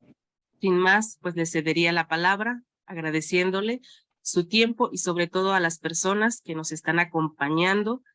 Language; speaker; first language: Spanish; native; Spanish